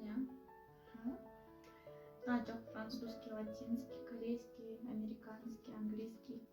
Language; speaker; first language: Russian; non-native, local second language; Kazakh